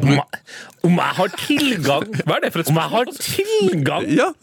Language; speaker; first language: Norwegian; native; Norwegian